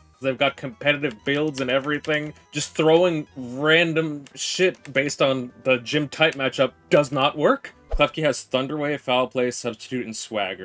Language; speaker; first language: English; native; English